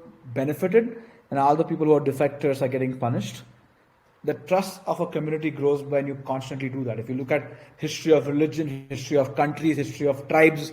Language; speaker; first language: English; non-native, local second language; Gujarati